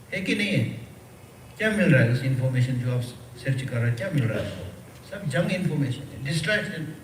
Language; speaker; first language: Hindi; early bilingual, other home language; Tibetan